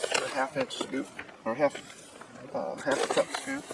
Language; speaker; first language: English; native; English